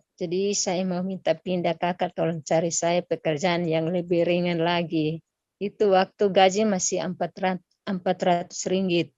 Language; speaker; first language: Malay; non-native, local second language; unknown